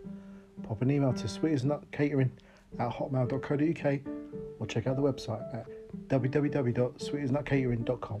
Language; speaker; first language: English; native; English